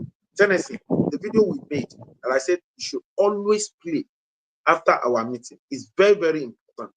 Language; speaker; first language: English; non-native, local second language; Yoruba